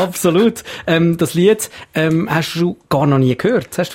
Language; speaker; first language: German; native; German